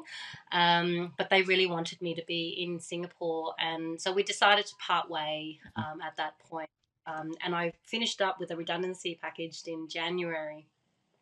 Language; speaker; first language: English; early bilingual, other home language; Thai